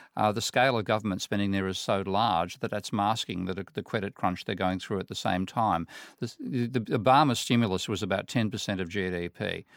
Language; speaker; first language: English; native; English